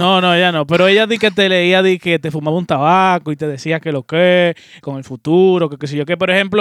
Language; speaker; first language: Spanish; native; Spanish